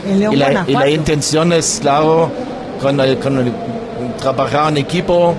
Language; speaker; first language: Spanish; non-native, learner; German